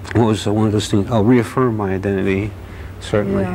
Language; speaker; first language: English; native; English